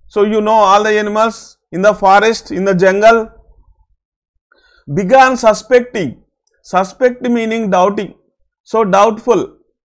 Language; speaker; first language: English; non-native, local second language; Telugu